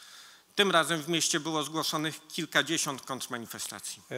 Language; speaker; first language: Polish; native; Polish